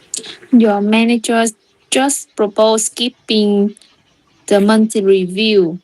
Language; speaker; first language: English; non-native, learner; Vietnamese